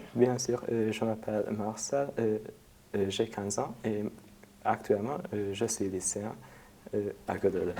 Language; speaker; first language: French; non-native, fluent; Hungarian